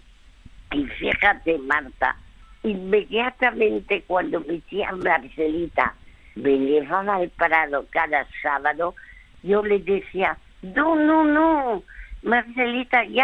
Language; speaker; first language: Spanish; early bilingual, other home language; French